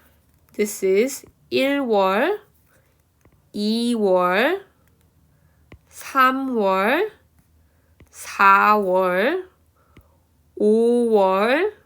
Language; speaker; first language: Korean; early bilingual, heritage; Korean